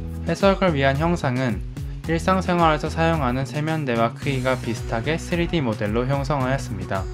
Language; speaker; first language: Korean; native; Korean